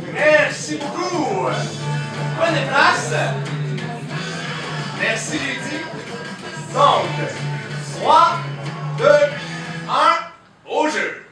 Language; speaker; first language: French; native; French